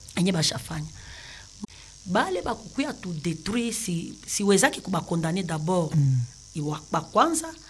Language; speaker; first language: Swahili; native; Swahili